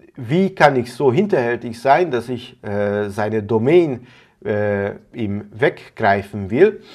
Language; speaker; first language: German; non-native, fluent; Hungarian